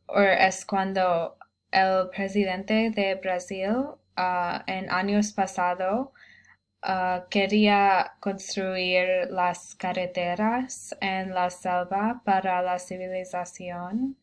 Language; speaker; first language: Spanish; non-native, learner; English